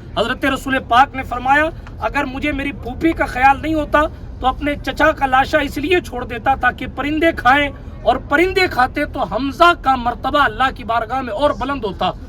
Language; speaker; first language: Urdu; native; Urdu